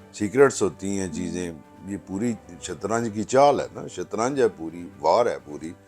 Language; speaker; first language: Urdu; non-native, local second language; Pahari-Potwari